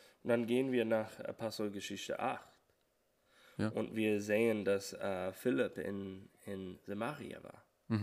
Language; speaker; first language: German; non-native, learner; English